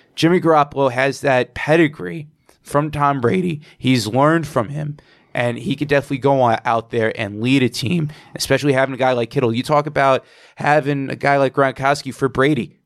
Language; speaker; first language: English; native; English